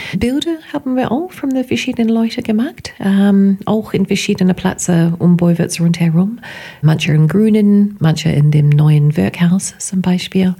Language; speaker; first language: German; non-native, fluent; English